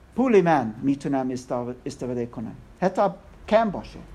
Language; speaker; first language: Persian; non-native, learner; English